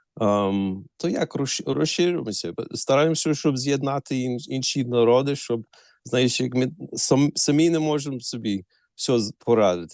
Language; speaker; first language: Ukrainian; early bilingual, heritage; Ukrainian